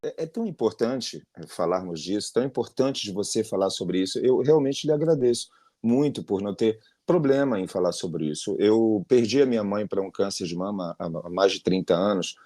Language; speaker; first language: Portuguese; native; Portuguese